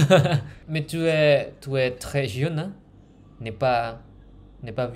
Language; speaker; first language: French; non-native, learner; Indonesian